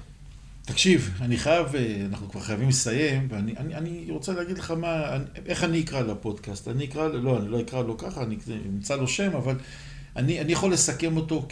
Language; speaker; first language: Hebrew; native; Hebrew